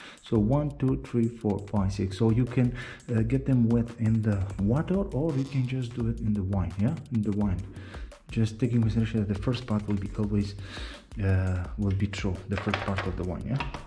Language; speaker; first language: English; non-native, fluent; Romanian